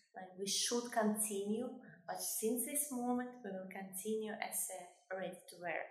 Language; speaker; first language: English; non-native, fluent; Albanian